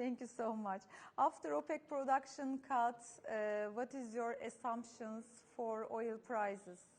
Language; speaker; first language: English; non-native, fluent; Turkish